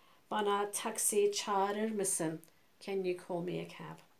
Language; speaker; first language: Turkish; early bilingual, heritage; Turkish